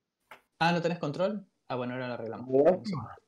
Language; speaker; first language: Spanish; native; Spanish